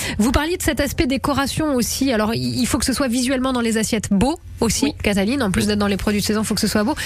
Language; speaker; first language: French; native; French